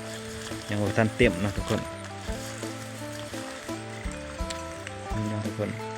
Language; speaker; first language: Thai; non-native, local second language; Northeastern Thai